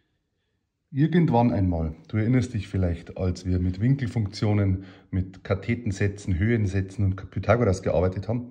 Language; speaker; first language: German; native; German